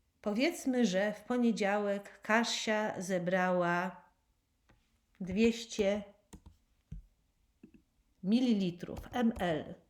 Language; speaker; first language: Polish; native; Polish